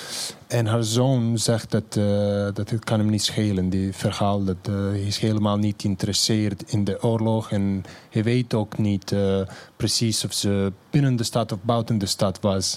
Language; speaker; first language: Dutch; non-native, fluent; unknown